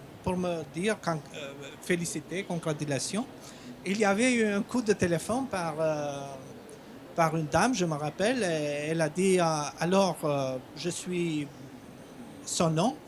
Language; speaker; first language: French; non-native, fluent; Albanian